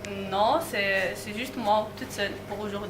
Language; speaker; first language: French; native; French